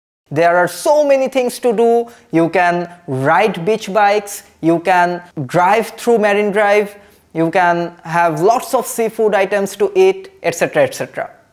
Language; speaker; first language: English; non-native, local second language; Bangla